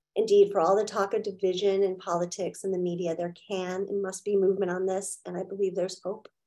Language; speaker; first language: English; native; English